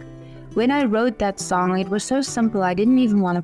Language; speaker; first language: English; non-native, local second language; Afrikaans